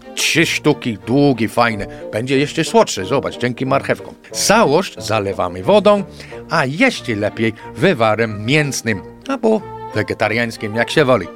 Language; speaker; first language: Polish; non-native, fluent; English